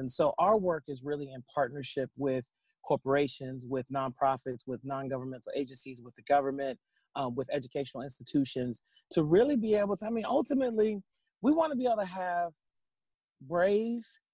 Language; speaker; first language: English; native; English